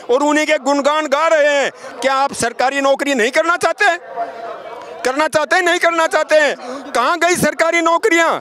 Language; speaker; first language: Hindi; native; Hindi